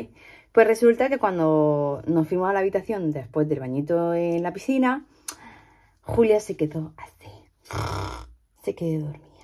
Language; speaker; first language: Spanish; native; Spanish